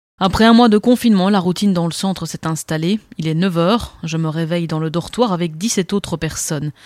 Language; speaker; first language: French; non-native, learner; Amharic